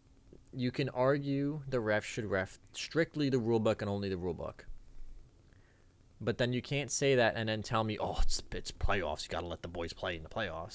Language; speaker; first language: English; native; English